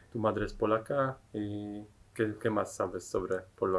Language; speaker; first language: Spanish; non-native, fluent; Polish